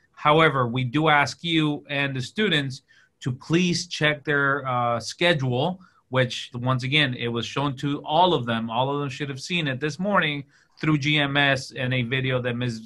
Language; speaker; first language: English; early bilingual, other home language; Spanish